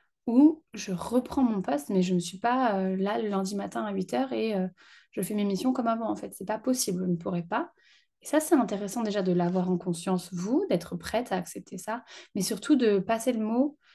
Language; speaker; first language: French; native; French